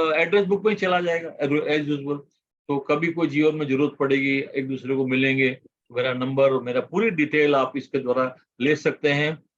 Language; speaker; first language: Hindi; non-native, local second language; Gujarati